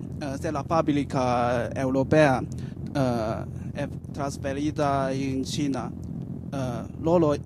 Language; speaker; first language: Italian; non-native, learner; Chinese